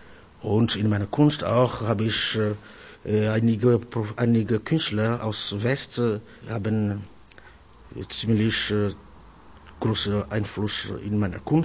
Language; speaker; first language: German; non-native, fluent; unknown